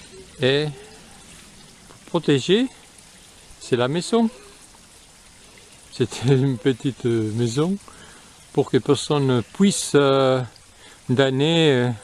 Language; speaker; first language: French; non-native, fluent; Spanish